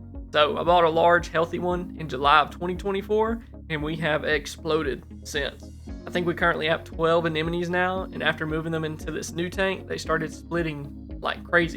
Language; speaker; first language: English; native; English